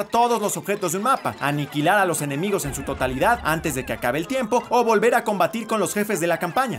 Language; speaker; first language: Spanish; native; Spanish